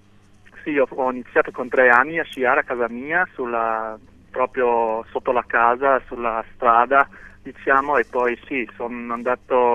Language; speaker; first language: Italian; non-native, local second language; German